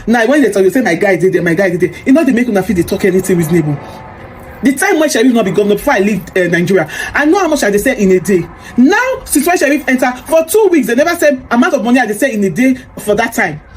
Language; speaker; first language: Nigerian Pidgin; native; Nigerian Pidgin